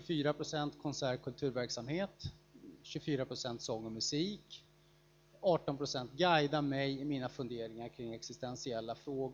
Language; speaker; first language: Swedish; native; Swedish